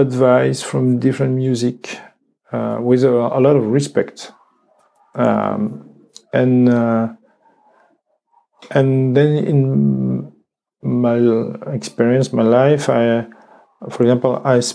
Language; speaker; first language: English; non-native, learner; French